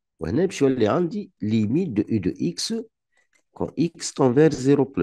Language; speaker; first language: French; non-native, local second language; Arabic